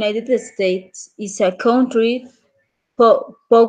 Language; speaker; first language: English; non-native, learner; Spanish